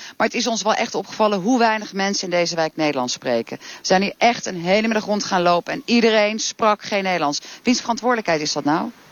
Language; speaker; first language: Dutch; native; Dutch